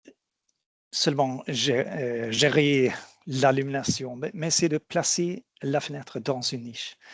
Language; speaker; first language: French; non-native, fluent; Swedish